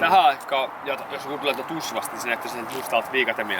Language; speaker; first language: Finnish; native; Finnish